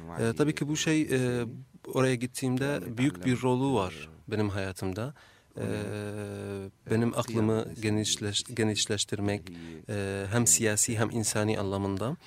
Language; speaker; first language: Turkish; non-native, fluent; Arabic